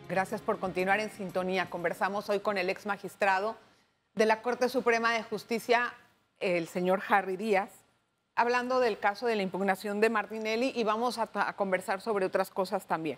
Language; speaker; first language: Spanish; native; Spanish